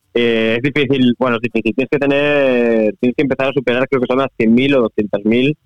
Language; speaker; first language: Spanish; native; Spanish